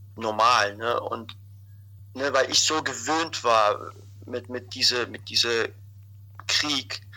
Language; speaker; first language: German; non-native, fluent; Arabic